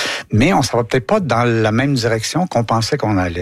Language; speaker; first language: French; native; French